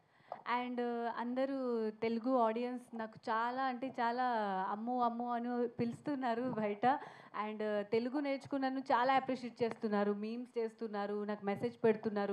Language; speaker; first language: Telugu; non-native, learner; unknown